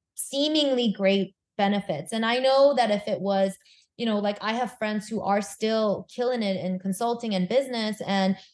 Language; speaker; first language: English; early bilingual, other home language; Korean